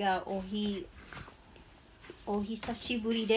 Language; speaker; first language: Japanese; non-native, fluent; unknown